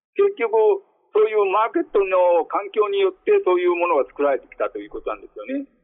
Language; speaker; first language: Japanese; native; Japanese